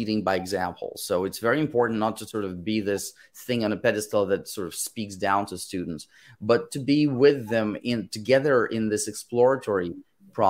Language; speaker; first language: English; non-native, fluent; Russian